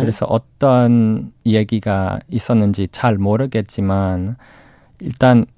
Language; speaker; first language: Korean; non-native, learner; English